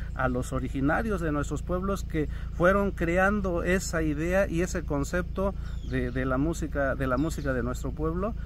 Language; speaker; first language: Spanish; non-native, local second language; Mixtepec Mixtec